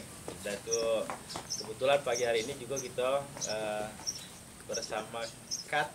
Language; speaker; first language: Indonesian; native; Indonesian